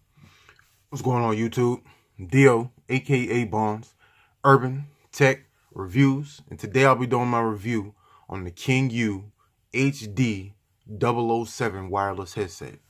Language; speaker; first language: English; native; English